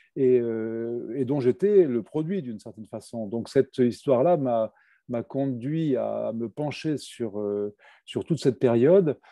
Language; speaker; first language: French; native; French